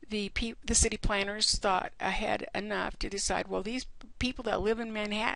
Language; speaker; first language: English; native; English